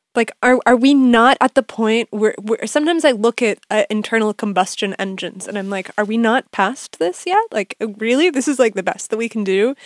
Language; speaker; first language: English; native; English